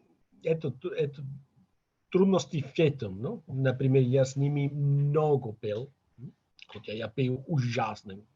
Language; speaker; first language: Russian; non-native, fluent; Catalan